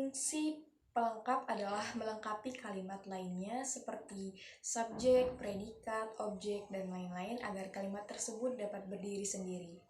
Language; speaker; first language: Indonesian; native; Indonesian